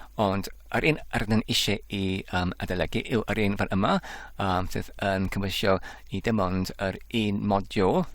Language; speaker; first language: Welsh; non-native, learner; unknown